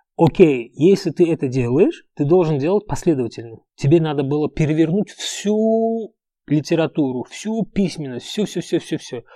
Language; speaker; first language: Russian; non-native, local second language; Uzbek